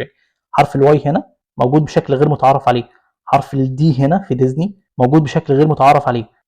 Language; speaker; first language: Arabic; native; Arabic